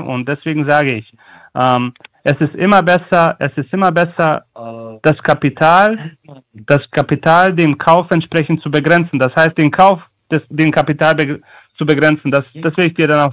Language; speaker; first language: German; non-native, fluent; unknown